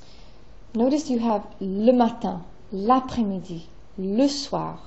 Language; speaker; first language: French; non-native, fluent; English